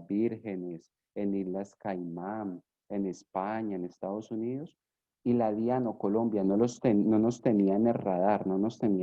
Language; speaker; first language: Spanish; native; Spanish